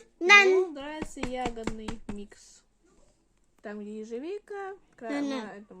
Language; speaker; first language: Russian; native; Russian